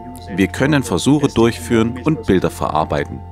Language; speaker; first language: German; non-native, learner; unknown